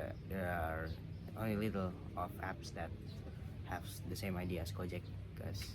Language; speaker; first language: English; non-native, fluent; Indonesian